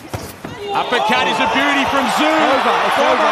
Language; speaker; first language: English; native; English